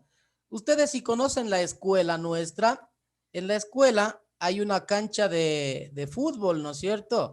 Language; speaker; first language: Spanish; native; Spanish